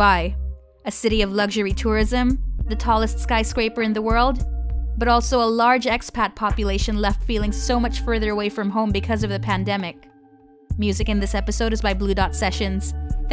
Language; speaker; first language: English; non-native, local second language; Filipino